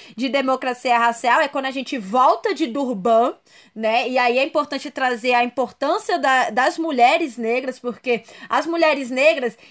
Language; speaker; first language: Portuguese; native; Portuguese